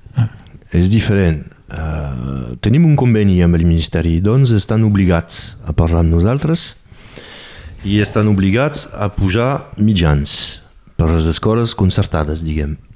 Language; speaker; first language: Catalan; non-native, local second language; French